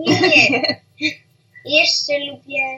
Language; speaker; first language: Polish; early bilingual, heritage; Polish